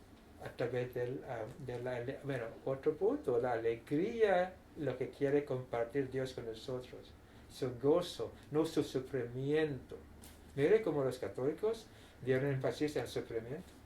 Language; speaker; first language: Spanish; non-native, fluent; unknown